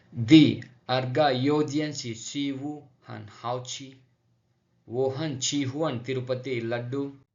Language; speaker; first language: Chinese; non-native, learner; Telugu